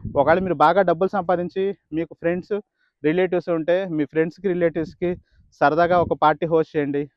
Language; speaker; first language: Telugu; native; Telugu